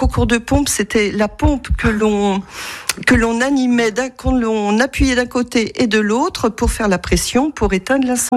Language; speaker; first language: French; native; French